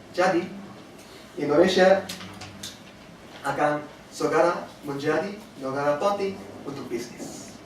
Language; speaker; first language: Indonesian; non-native, learner; Korean